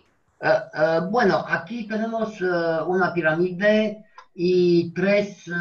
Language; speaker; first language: Spanish; non-native, fluent; Romanian